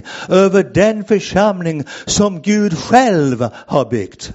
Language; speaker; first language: Swedish; non-native, fluent; English